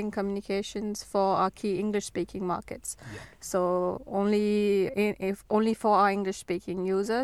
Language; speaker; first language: English; non-native, local second language; Tamil